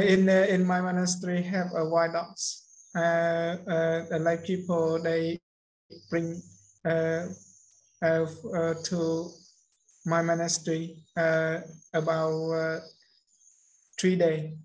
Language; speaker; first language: English; non-native, learner; Khmer